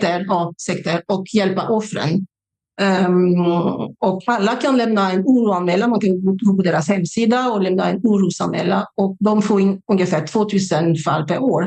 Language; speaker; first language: Swedish; non-native, fluent; French